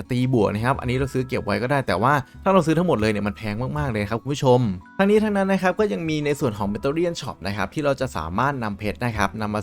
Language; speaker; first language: Thai; native; Thai